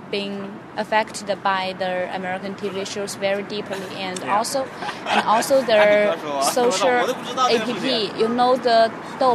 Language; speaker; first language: English; non-native, fluent; Chinese